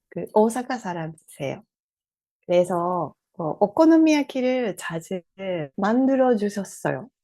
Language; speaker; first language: Korean; non-native, fluent; Japanese